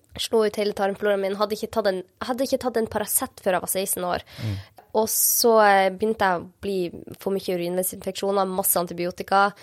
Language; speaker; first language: Norwegian; native; Norwegian